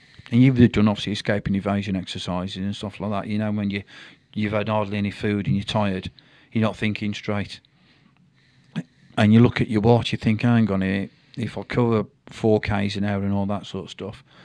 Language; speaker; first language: English; native; English